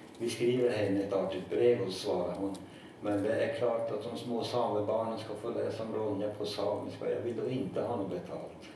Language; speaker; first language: Swedish; non-native, local second language; Northern Sami